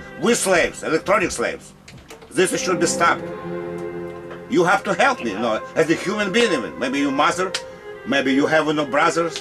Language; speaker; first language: English; non-native, learner; Russian